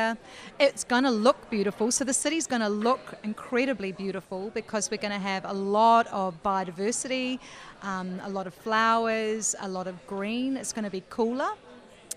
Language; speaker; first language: English; native; English